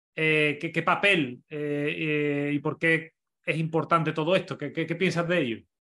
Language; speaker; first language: Spanish; native; Spanish